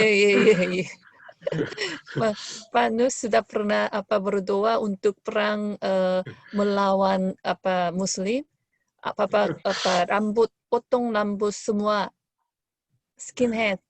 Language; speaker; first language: Indonesian; non-native, fluent; Korean